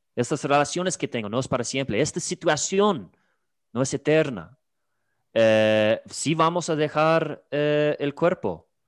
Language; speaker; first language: Spanish; non-native, fluent; English